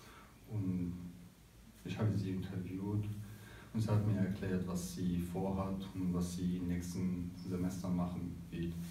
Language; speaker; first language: German; non-native, fluent; Arabic